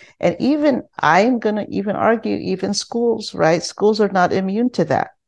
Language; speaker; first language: English; non-native, local second language; Filipino